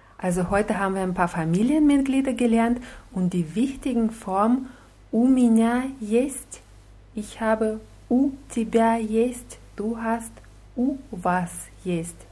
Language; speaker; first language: German; non-native, fluent; Russian